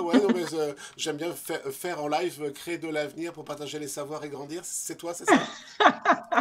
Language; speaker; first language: French; native; French